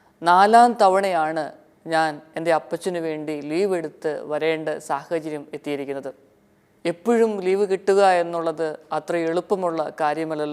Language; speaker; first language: Malayalam; native; Malayalam